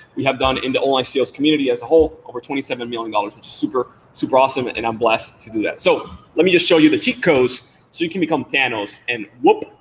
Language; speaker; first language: English; non-native, fluent; Spanish